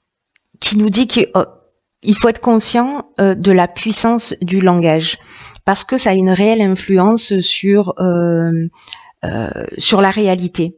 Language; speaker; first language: French; native; French